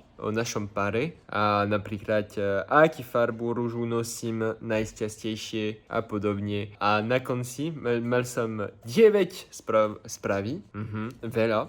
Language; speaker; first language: Slovak; non-native, learner; French